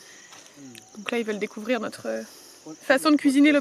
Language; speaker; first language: French; native; French